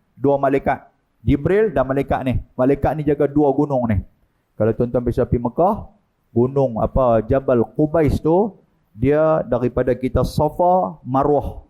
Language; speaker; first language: Malay; native; Malay